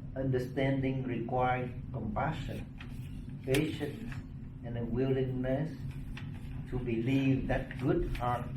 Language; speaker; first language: English; non-native, learner; Vietnamese